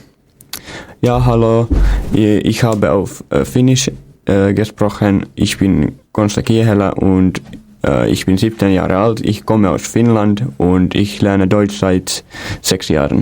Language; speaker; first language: German; non-native, fluent; Finnish